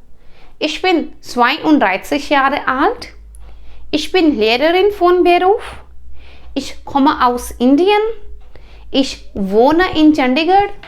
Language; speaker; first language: German; non-native, fluent; Hindi